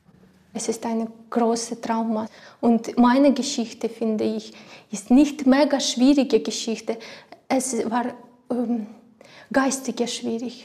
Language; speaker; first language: German; non-native, learner; Ukrainian